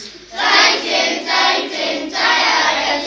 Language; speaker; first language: Chinese; non-native, learner; Nepali